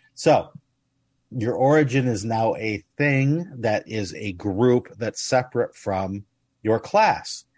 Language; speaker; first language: English; native; English